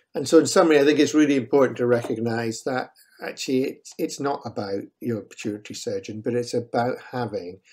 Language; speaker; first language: English; native; English